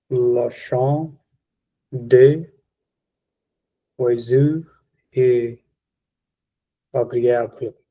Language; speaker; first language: French; non-native, learner; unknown